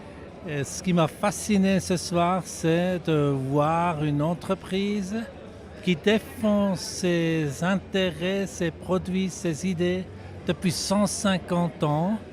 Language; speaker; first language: French; non-native, local second language; German